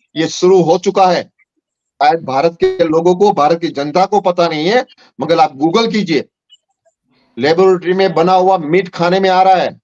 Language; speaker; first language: Hindi; non-native, local second language; Gujarati